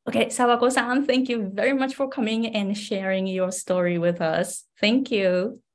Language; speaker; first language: English; non-native, fluent; Japanese